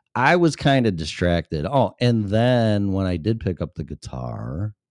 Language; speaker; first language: English; native; English